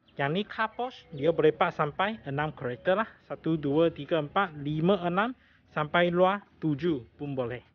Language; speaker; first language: Malay; non-native, local second language; Chinese